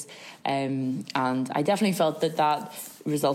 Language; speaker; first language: English; native; English